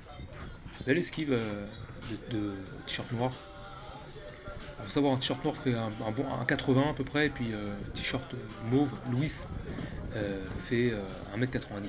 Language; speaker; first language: French; native; French